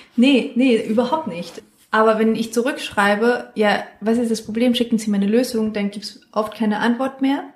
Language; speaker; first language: German; non-native, fluent; Spanish